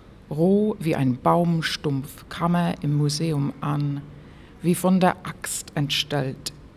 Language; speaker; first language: German; non-native, fluent; English